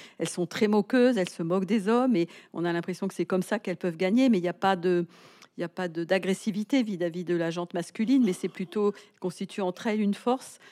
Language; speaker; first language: French; native; French